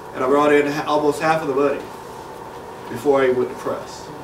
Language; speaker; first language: English; native; English